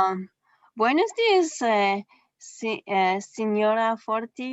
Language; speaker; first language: Spanish; non-native, learner; English